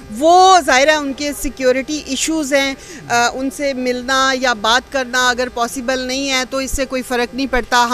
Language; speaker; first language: Urdu; native; Urdu